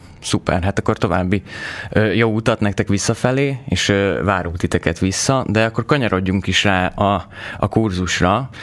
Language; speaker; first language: Hungarian; native; Hungarian